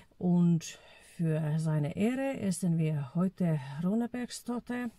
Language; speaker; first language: German; non-native, fluent; Finnish